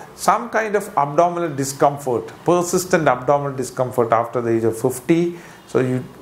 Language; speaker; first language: English; non-native, local second language; Malayalam